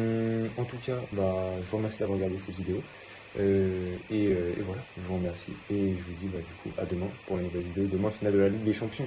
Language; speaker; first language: French; native; French